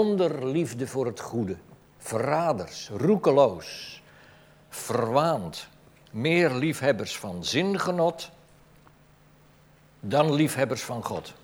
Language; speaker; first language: Dutch; native; Dutch